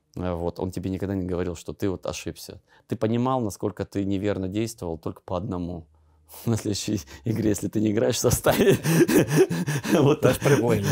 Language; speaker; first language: Russian; native; Russian